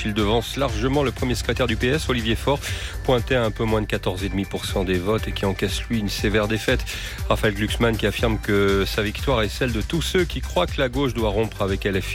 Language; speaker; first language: French; native; French